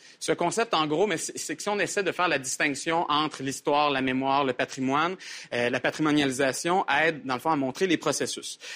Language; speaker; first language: French; native; French